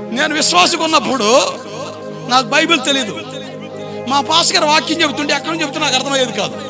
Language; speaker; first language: Telugu; non-native, local second language; Koya